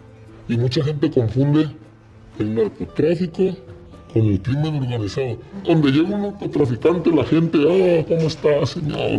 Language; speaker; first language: Spanish; native; Spanish